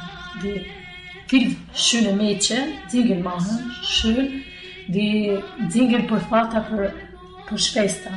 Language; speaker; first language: German; non-native, learner; Albanian